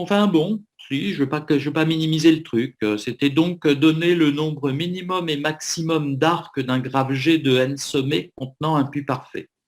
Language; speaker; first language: French; native; French